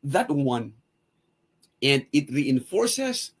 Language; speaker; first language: English; non-native, local second language; Filipino